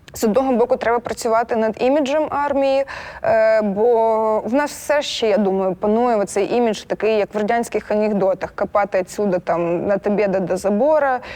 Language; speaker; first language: Ukrainian; non-native, local second language; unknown